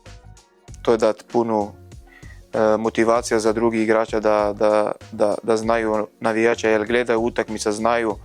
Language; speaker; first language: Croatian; non-native, learner; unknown